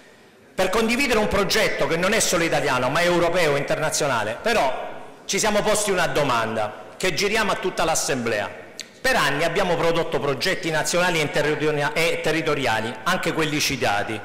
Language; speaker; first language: Italian; native; Italian